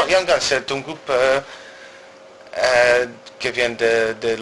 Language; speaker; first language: French; non-native, learner; Italian